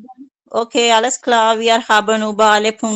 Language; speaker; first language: German; non-native, learner; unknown